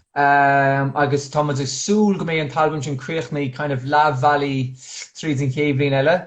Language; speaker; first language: Irish; non-native, local second language; English